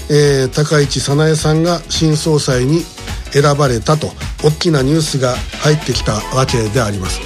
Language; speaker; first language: Japanese; native; Japanese